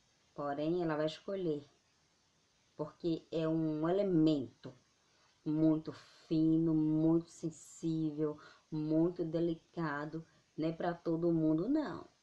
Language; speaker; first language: Portuguese; native; Portuguese